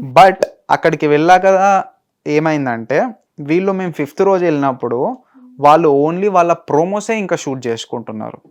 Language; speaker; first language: Telugu; native; Telugu